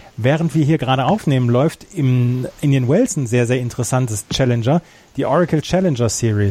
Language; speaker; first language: German; native; German